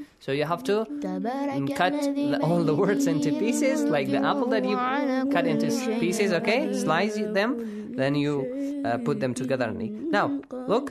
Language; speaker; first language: English; non-native, fluent; Persian